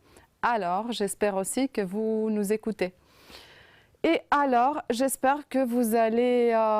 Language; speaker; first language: French; non-native, fluent; Romanian